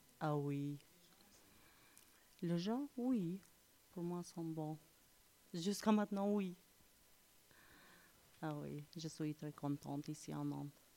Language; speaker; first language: French; non-native, learner; Albanian